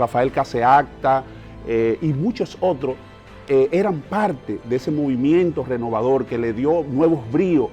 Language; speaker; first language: Spanish; native; Spanish